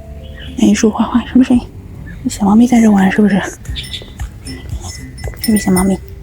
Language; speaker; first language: Chinese; native; Chinese